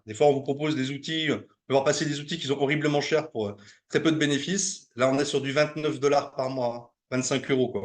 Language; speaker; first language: French; native; French